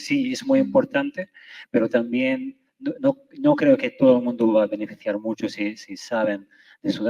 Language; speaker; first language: Spanish; non-native, fluent; Arabic